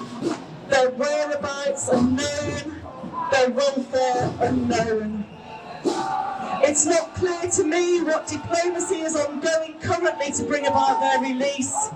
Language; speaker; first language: English; native; English